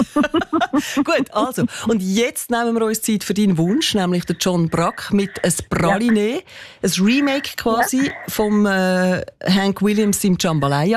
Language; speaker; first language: German; native; German